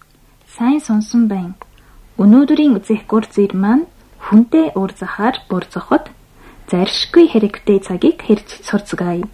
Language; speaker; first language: Mongolian; non-native, fluent; Japanese